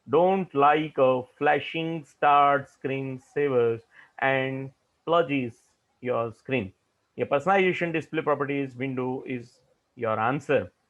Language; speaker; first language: English; non-native, local second language; Gujarati